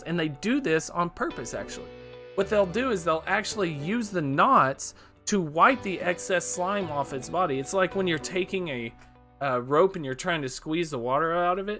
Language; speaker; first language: English; native; English